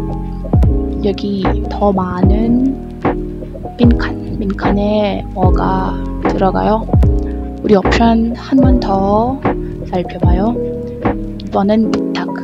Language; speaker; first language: Korean; non-native, learner; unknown